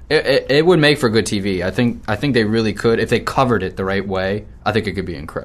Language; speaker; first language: English; native; English